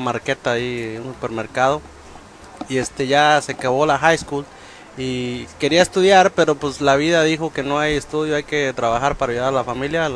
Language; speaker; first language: Spanish; native; Spanish